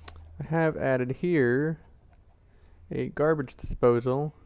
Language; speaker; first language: English; native; English